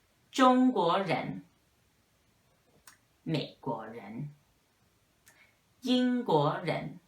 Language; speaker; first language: Chinese; non-native, fluent; English